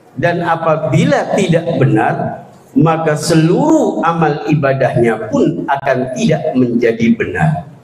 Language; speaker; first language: Indonesian; native; Indonesian